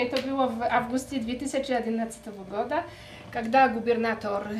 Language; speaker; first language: Russian; non-native, fluent; Polish